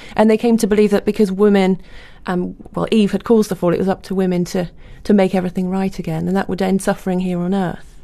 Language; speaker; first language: English; native; English